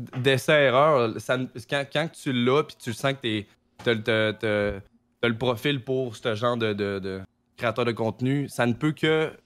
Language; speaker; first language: French; native; French